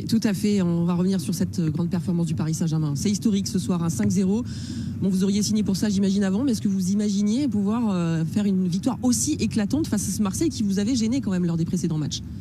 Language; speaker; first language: French; native; French